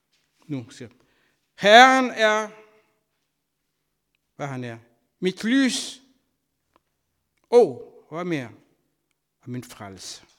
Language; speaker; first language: Danish; non-native, fluent; Kabuverdianu